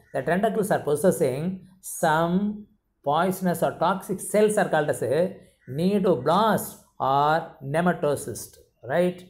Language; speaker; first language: English; non-native, local second language; Tamil